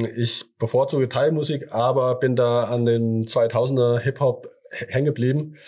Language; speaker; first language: German; early bilingual, other home language; Thai